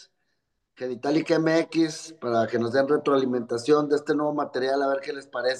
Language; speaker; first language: Spanish; native; Spanish